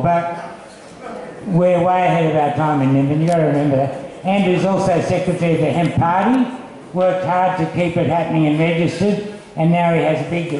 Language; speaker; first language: English; native; English